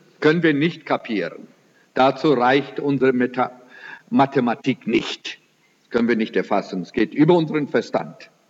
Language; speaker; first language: German; early bilingual, heritage; German